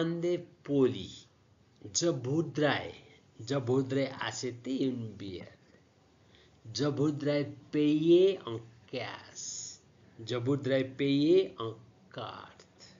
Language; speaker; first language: French; non-native, learner; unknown